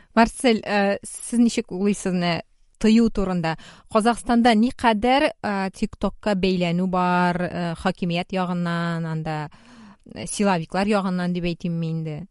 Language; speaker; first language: Tatar; native; Tatar